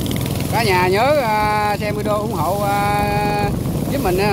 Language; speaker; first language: Vietnamese; native; Vietnamese